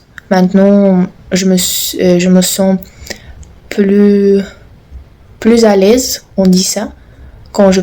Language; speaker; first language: French; non-native, fluent; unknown